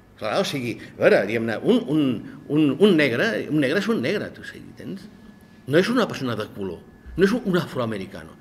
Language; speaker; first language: Catalan; non-native, local second language; Spanish